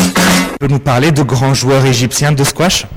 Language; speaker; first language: French; native; French